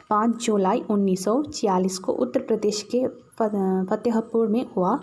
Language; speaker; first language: Hindi; non-native, local second language; Malayalam